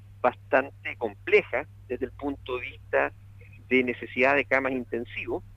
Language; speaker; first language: Spanish; native; Spanish